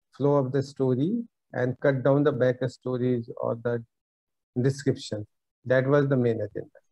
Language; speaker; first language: English; non-native, local second language; Bhojpuri